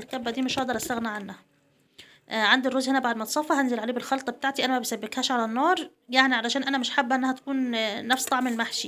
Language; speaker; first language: Arabic; native; Arabic